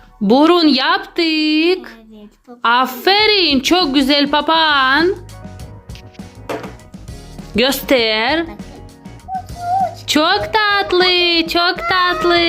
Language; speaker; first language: Turkish; non-native, learner; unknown